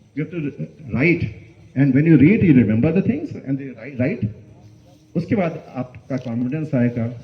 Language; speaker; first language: Hindi; non-native, local second language; Bangla